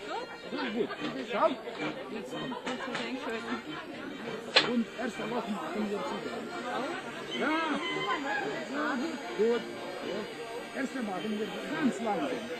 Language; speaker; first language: German; non-native, learner; Slovenian